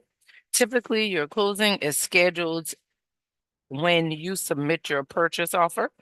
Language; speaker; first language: English; native; English